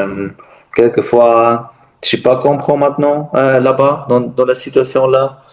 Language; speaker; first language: French; non-native, learner; German